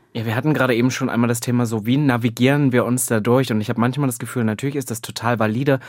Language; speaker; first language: German; native; German